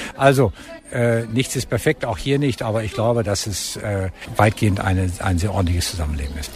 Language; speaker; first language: German; native; German